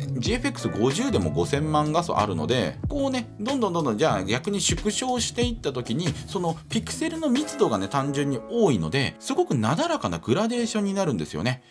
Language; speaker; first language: Japanese; native; Japanese